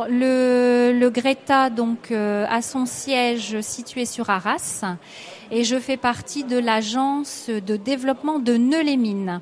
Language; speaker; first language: French; native; French